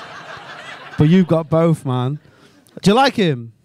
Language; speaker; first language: English; native; English